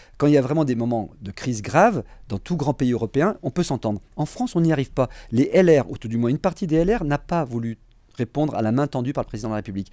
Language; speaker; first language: French; native; French